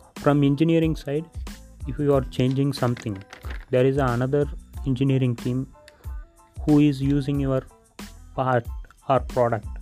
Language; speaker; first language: English; non-native, local second language; Tamil